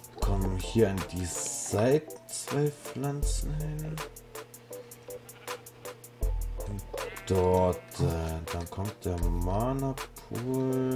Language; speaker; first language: German; native; German